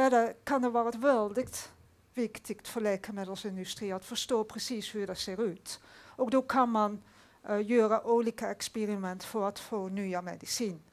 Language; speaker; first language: Swedish; non-native, fluent; Dutch